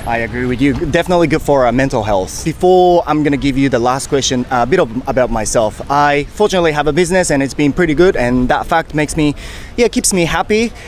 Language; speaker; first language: English; non-native, fluent; Japanese